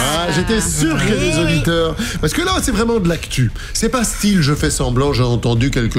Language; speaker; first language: French; native; French